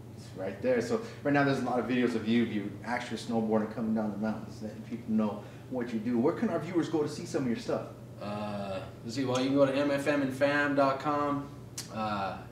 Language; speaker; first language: English; native; English